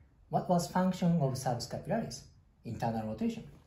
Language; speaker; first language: English; non-native, fluent; Japanese